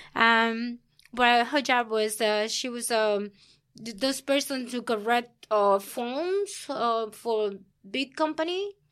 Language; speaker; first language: English; early bilingual, other home language; Spanish